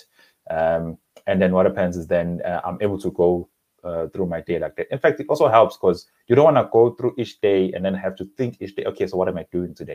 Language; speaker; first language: English; non-native, local second language; Zulu